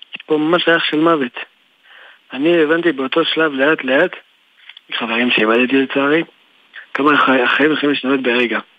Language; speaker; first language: Hebrew; early bilingual, other home language; French